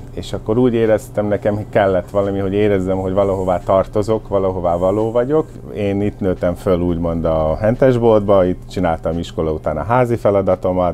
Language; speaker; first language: Hungarian; early bilingual, heritage; Hungarian